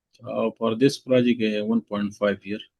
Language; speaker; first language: English; non-native, local second language; Urdu